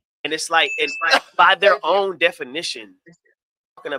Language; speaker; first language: English; native; English